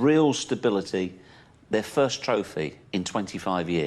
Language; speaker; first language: English; native; English